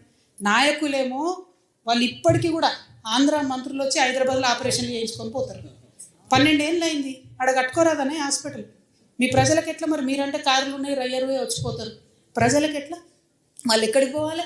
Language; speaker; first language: Telugu; native; Telugu